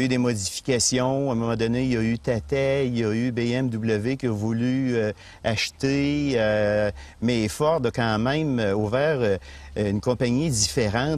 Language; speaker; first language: French; native; French